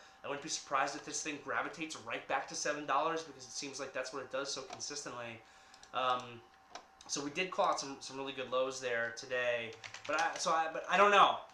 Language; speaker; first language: English; native; English